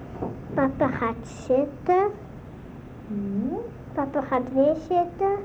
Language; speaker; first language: Dutch; early bilingual, other home language; Arabic